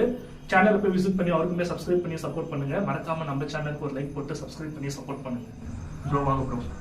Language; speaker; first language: Tamil; native; Tamil